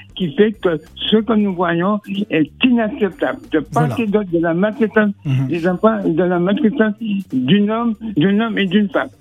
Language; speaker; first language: French; native; French